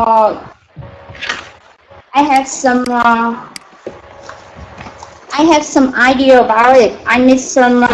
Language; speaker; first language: English; non-native, learner; Vietnamese